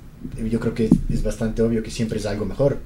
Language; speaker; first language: Spanish; native; Spanish